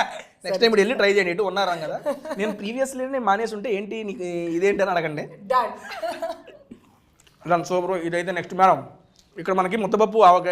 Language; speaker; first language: Telugu; native; Telugu